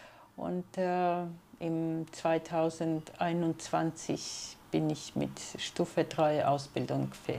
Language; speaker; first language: German; non-native, fluent; Georgian